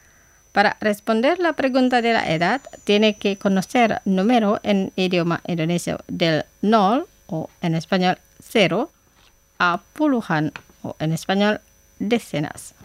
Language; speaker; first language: Spanish; non-native, fluent; Indonesian